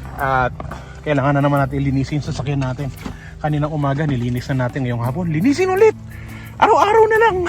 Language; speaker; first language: Filipino; native; Filipino